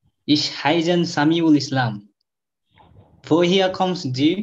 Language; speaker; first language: German; non-native, learner; Bangla